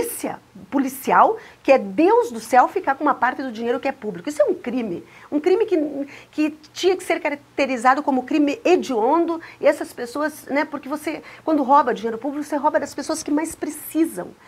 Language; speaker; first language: Portuguese; native; Portuguese